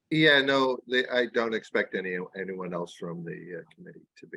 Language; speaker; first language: English; native; English